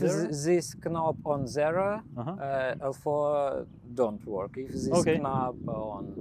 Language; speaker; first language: English; non-native, learner; Belarusian